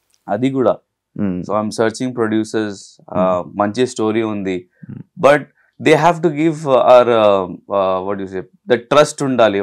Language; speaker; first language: Telugu; non-native, local second language; Hindi